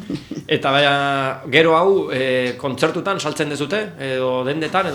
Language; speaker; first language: Basque; native; Basque